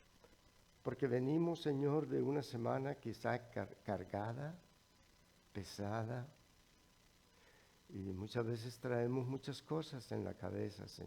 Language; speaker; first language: Spanish; native; Spanish